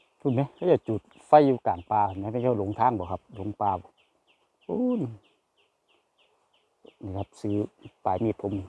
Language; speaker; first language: Thai; non-native, local second language; Northeastern Thai